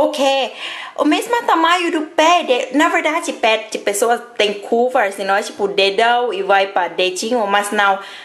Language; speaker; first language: Portuguese; non-native, fluent; Thai